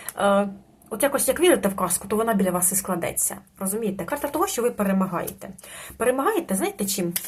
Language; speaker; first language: Ukrainian; non-native, local second language; Russian